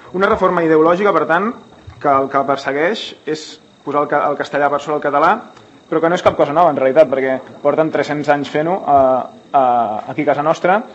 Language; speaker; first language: Catalan; native; Catalan